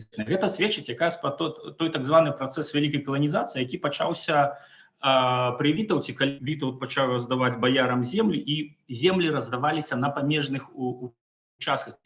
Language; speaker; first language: Belarusian; non-native, local second language; Russian